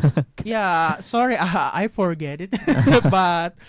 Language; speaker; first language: English; non-native, learner; Indonesian